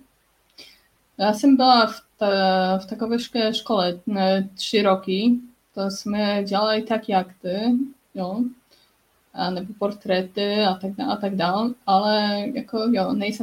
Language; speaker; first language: Czech; non-native, learner; Polish